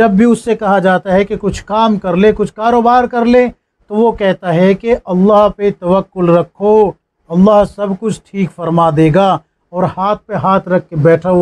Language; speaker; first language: Urdu; native; Urdu